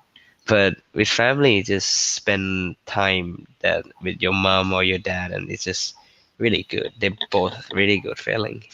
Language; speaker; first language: English; non-native, learner; Thai